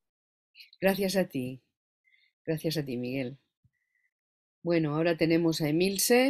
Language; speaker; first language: Spanish; native; Spanish